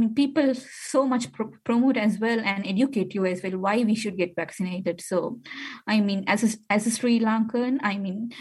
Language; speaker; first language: English; non-native, local second language; Tamil